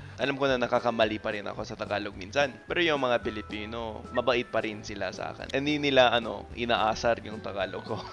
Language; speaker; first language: Filipino; non-native, fluent; English